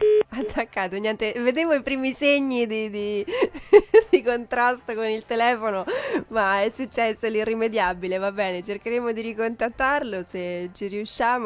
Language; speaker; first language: Italian; native; Italian